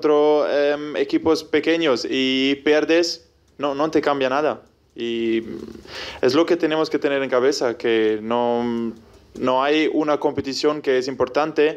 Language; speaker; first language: Spanish; non-native, fluent; German